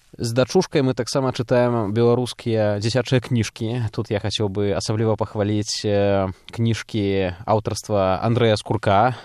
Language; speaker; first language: Belarusian; native; Belarusian